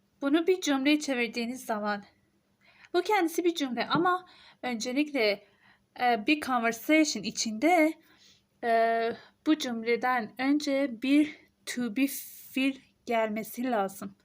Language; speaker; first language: Turkish; non-native, fluent; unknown